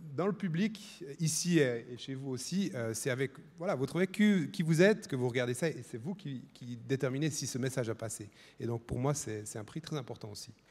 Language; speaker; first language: French; non-native, fluent; Spanish